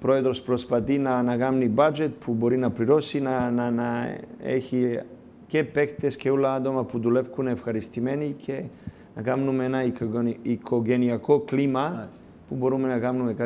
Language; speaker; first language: Greek; non-native, learner; Serbian